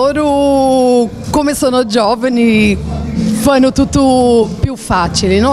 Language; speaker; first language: Italian; non-native, fluent; Spanish